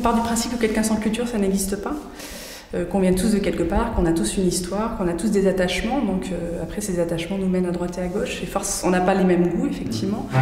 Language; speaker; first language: French; native; French